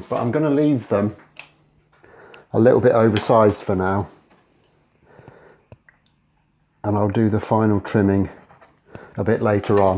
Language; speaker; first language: English; native; English